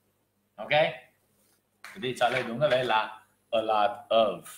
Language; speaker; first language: Vietnamese; non-native, fluent; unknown